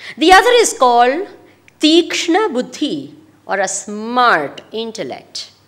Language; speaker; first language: English; non-native, local second language; Gujarati